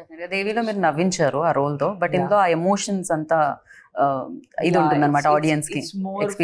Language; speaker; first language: Telugu; native; Telugu